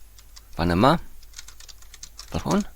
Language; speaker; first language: Welsh; non-native, learner; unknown